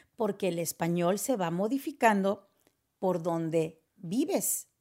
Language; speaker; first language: Spanish; early bilingual, heritage; Spanish